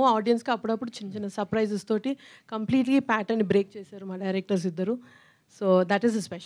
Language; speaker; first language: Telugu; native; Telugu